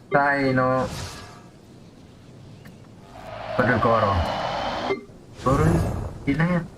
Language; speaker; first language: English; non-native, learner; Indonesian